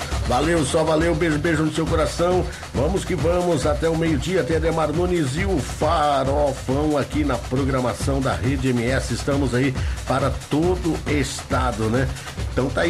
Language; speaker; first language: Portuguese; native; Portuguese